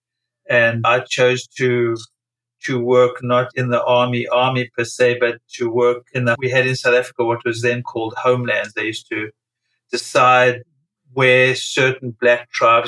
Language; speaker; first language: English; native; English